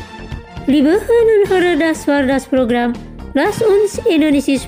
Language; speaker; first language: German; non-native, fluent; Indonesian